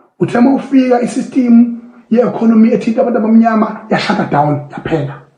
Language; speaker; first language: Zulu; native; Zulu